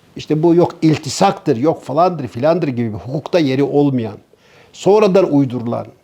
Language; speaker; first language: Turkish; native; Turkish